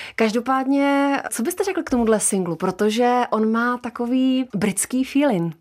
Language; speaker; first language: Czech; native; Czech